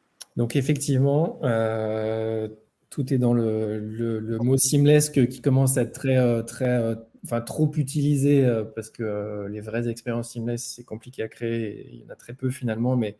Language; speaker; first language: French; native; French